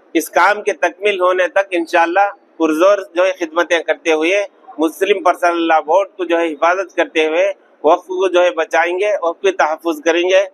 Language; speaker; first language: Urdu; native; Urdu